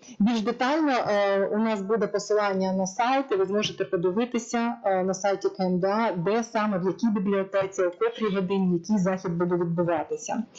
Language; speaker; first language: Ukrainian; native; Ukrainian